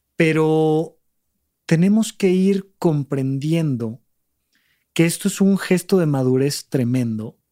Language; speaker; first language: Spanish; native; Spanish